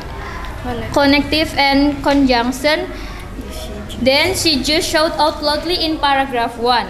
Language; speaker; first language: English; non-native, learner; Indonesian